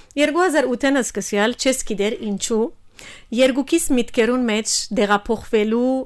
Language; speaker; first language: Armenian; early bilingual, heritage; Armenian